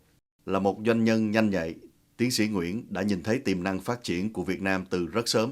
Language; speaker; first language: Vietnamese; native; Vietnamese